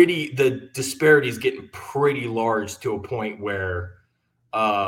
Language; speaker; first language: English; native; English